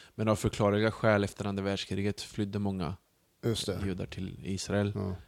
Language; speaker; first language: Swedish; early bilingual, other home language; Bosnian